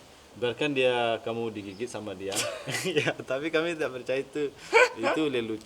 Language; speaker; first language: Indonesian; non-native, local second language; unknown